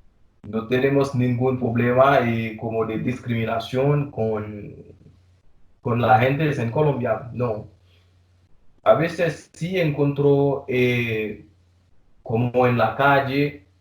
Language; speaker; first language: Spanish; non-native, learner; Haitian Creole